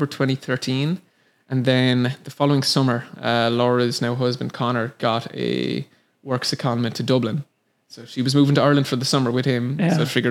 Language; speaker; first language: English; native; English